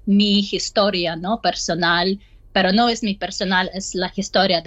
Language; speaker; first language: Spanish; non-native, learner; Ukrainian